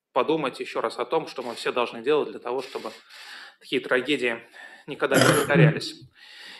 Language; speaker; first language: Russian; native; Russian